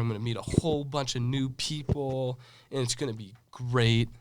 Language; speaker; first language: English; native; English